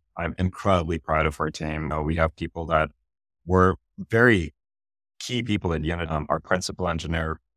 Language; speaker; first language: English; non-native, local second language; Urdu